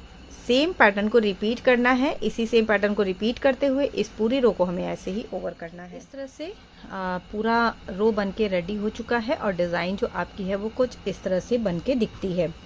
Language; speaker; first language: Hindi; native; Hindi